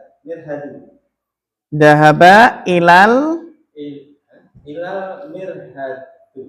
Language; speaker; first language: Arabic; non-native, fluent; Indonesian